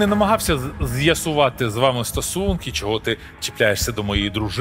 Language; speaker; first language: Ukrainian; native; Ukrainian